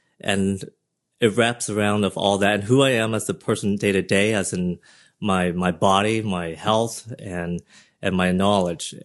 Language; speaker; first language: English; early bilingual, other home language; Vietnamese